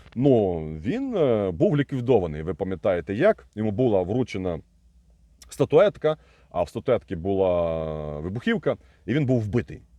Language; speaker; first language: Ukrainian; non-native, local second language; Russian